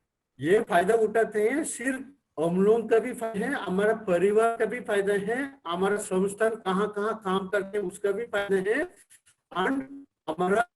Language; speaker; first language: Hindi; non-native, local second language; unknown